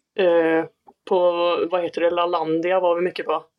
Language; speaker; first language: Swedish; native; Swedish